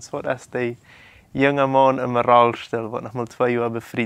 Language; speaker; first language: German; non-native, local second language; Plautdietsch